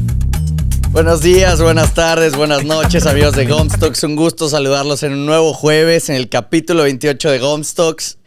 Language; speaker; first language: Spanish; native; Spanish